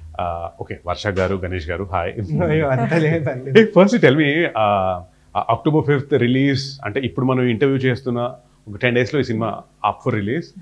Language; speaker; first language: Telugu; native; Telugu